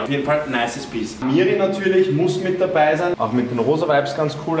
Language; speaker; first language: German; native; German